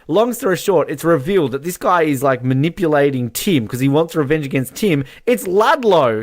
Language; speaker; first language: English; native; English